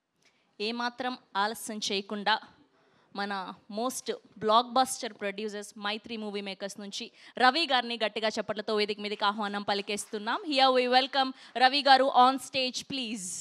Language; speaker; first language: Telugu; native; Telugu